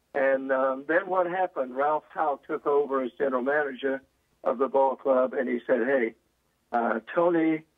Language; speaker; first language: English; native; English